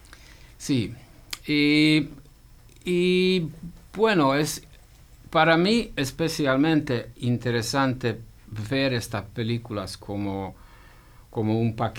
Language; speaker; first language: Spanish; non-native, fluent; Hungarian